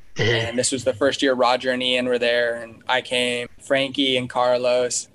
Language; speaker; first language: English; native; English